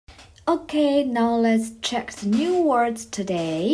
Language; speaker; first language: English; non-native, fluent; Chinese